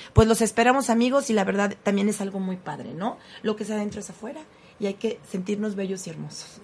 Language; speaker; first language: Spanish; native; Spanish